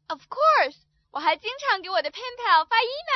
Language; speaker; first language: Chinese; native; Chinese